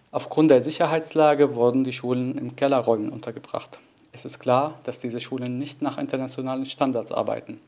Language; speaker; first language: German; non-native, fluent; Arabic